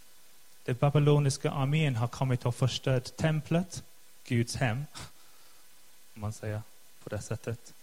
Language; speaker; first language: Swedish; non-native, fluent; English